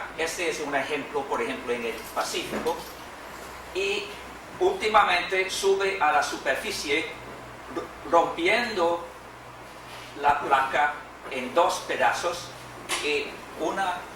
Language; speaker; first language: Spanish; non-native, fluent; English